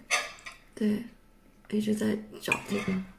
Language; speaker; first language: Chinese; native; Chinese